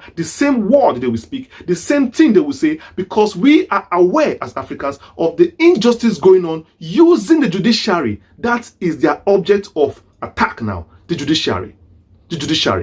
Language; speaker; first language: English; non-native, local second language; Igbo